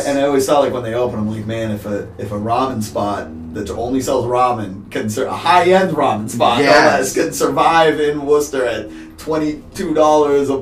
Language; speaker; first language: English; native; English